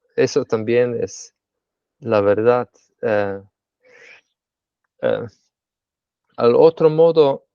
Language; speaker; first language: Spanish; non-native, fluent; Slovenian